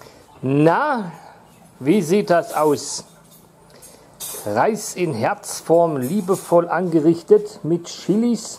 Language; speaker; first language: German; native; German